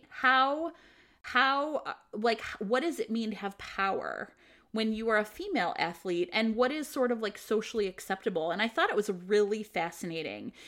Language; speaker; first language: English; native; English